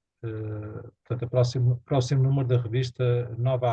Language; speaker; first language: Portuguese; native; Portuguese